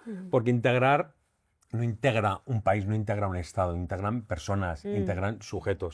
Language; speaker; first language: Spanish; native; Spanish